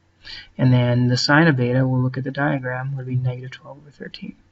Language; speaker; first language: English; native; English